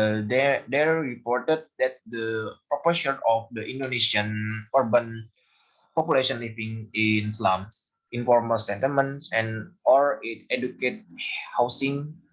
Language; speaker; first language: English; non-native, learner; Indonesian